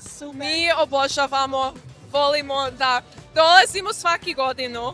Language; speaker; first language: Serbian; early bilingual, heritage; Serbian